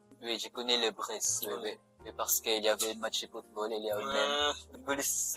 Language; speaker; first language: French; non-native, learner; Filipino